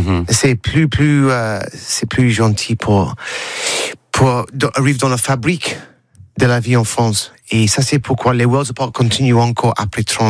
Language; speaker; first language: French; non-native, learner; English